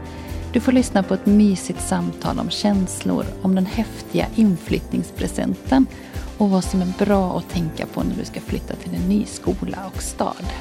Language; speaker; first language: Swedish; native; Swedish